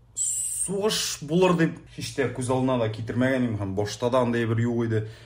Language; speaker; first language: Tatar; native; Tatar